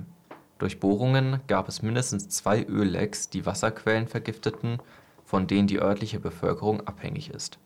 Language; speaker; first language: German; native; German